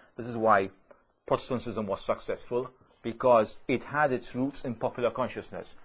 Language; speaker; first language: English; non-native, fluent; Maltese